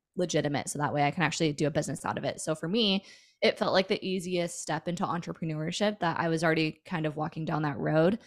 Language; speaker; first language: English; native; English